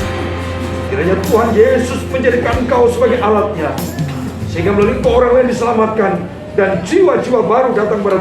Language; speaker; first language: Indonesian; native; Indonesian